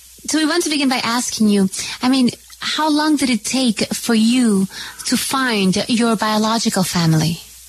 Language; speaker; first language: English; non-native, fluent; Spanish